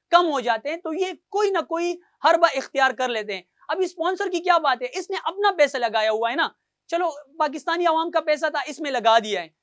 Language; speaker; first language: Urdu; non-native, local second language; Pashto